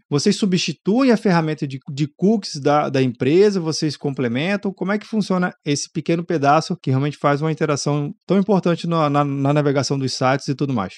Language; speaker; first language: Portuguese; native; Portuguese